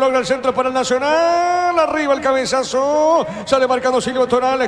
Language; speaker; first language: Spanish; native; Spanish